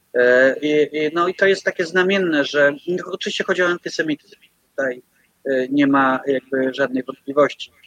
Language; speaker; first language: Polish; native; Polish